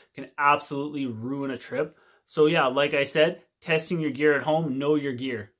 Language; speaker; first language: English; native; English